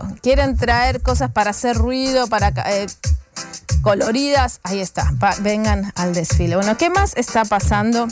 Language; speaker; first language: Spanish; native; Spanish